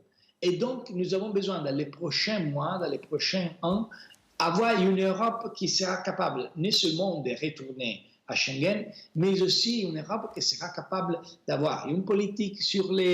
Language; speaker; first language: French; non-native, fluent; Italian